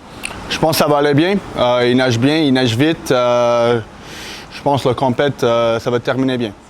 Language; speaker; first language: French; non-native, fluent; English